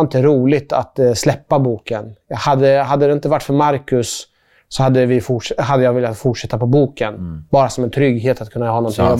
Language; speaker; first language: Swedish; early bilingual, other home language; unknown